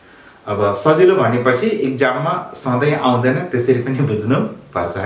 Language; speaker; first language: Nepali; native; Nepali